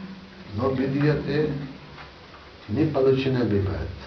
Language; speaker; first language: Russian; non-native, learner; Bangla